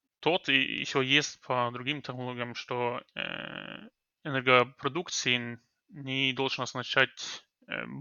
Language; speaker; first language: Russian; non-native, fluent; Norwegian